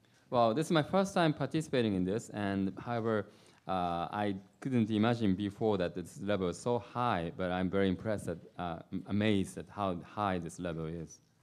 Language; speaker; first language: English; non-native, fluent; Japanese